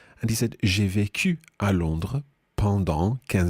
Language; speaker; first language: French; non-native, fluent; English